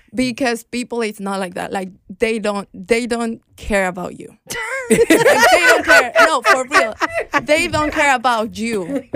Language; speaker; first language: English; non-native, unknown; Spanish